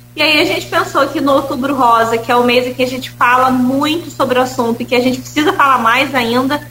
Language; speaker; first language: Portuguese; native; Portuguese